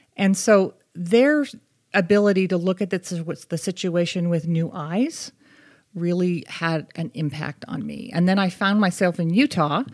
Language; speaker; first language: English; native; English